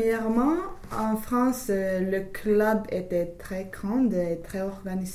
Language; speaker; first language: French; non-native, fluent; English